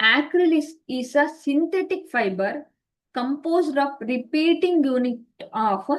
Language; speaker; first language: English; non-native, local second language; Kannada